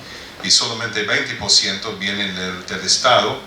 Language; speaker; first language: Spanish; non-native, fluent; English